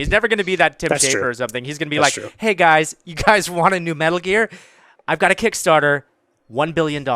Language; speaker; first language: English; native; English